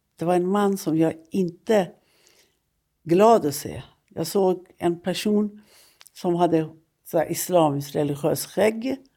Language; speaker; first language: Swedish; non-native, fluent; Persian